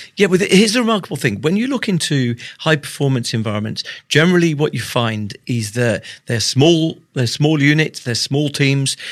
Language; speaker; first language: English; native; English